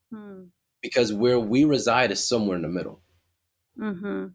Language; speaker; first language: English; early bilingual, other home language; Spanish